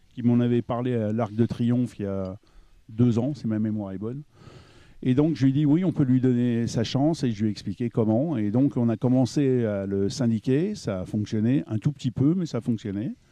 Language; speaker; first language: French; native; French